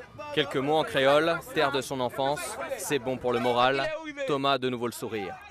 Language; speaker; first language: French; native; French